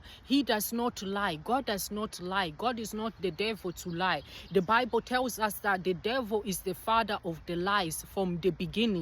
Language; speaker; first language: English; non-native, fluent; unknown